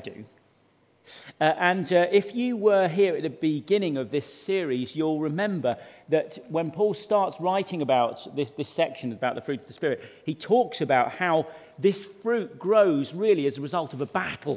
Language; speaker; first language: English; native; English